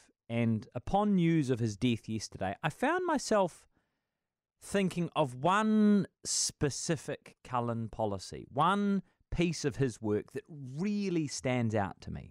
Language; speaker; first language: English; native; English